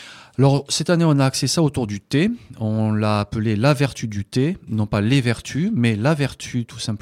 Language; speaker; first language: French; native; French